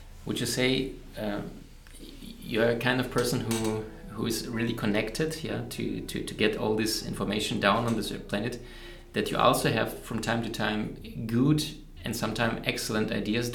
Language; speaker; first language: English; non-native, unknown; German